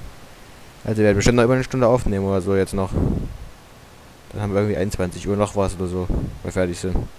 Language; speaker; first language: German; native; German